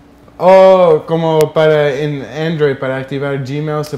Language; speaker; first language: Spanish; early bilingual, heritage; English